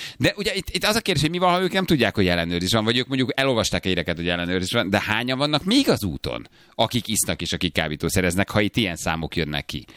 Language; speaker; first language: Hungarian; native; Hungarian